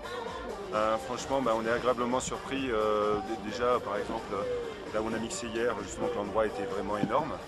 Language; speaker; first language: French; native; French